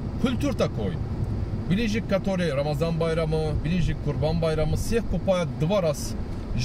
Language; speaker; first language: Russian; non-native, learner; Turkish